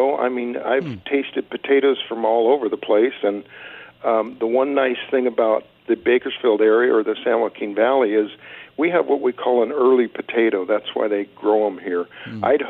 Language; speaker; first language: English; native; English